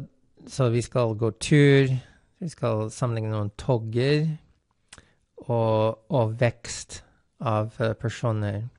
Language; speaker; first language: Norwegian; non-native, fluent; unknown